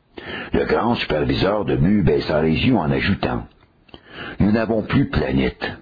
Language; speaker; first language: French; native; French